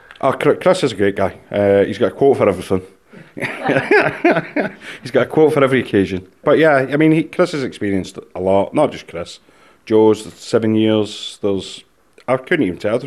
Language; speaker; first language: English; native; English